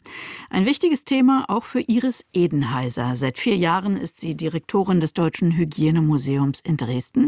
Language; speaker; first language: German; native; German